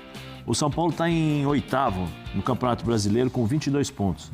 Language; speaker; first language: Portuguese; native; Portuguese